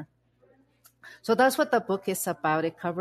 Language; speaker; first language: English; early bilingual, other home language; Spanish